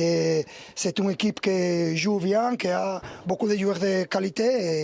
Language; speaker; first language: French; non-native, learner; Spanish